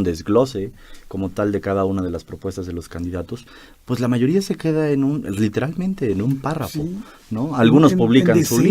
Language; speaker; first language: Spanish; native; Spanish